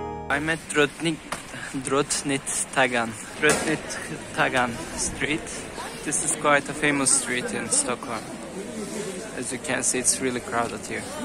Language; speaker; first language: English; non-native, fluent; Turkish